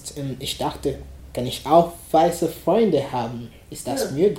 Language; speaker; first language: German; non-native, learner; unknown